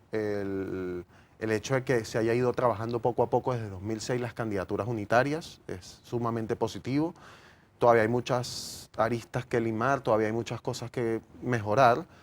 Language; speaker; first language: Spanish; native; Spanish